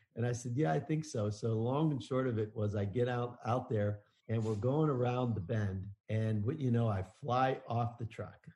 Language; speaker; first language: English; native; English